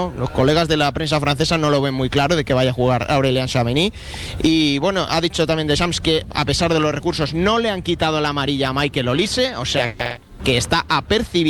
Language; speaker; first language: Spanish; native; Spanish